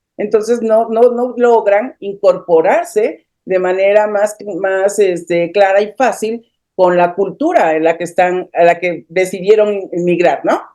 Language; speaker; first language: Spanish; native; Spanish